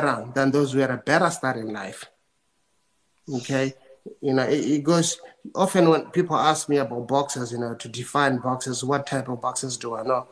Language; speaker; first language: English; non-native, local second language; Venda